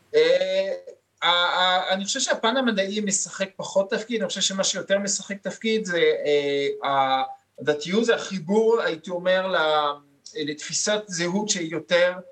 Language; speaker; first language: Hebrew; non-native, fluent; French